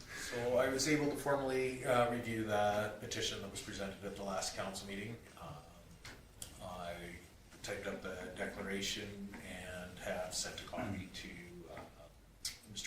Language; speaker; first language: English; native; English